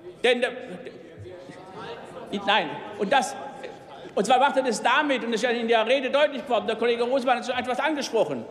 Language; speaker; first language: German; native; German